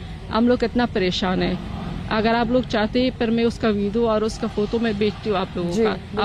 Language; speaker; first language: Hindi; non-native, learner; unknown